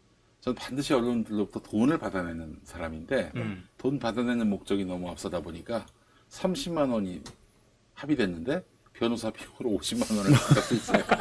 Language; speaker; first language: Korean; native; Korean